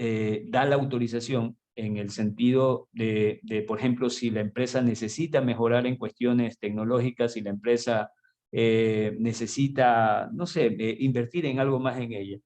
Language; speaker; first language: Spanish; native; Spanish